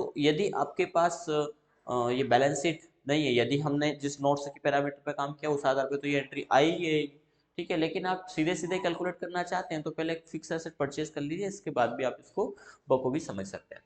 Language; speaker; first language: Hindi; native; Hindi